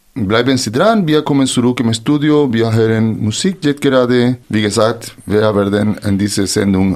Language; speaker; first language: German; non-native, fluent; Spanish